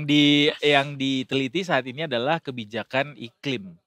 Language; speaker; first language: Indonesian; native; Indonesian